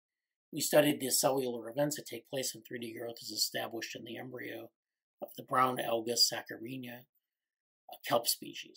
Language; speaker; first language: English; native; English